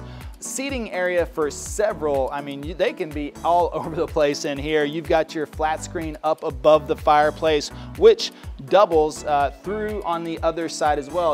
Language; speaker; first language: English; native; English